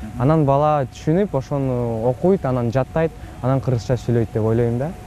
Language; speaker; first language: Kyrgyz; non-native, local second language; Russian